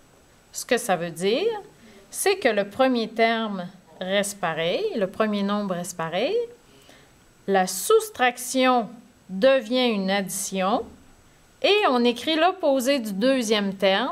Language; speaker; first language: French; native; French